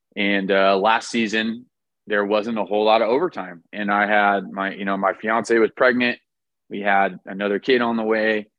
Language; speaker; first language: English; native; English